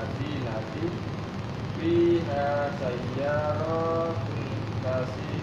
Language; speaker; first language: Arabic; non-native, learner; Indonesian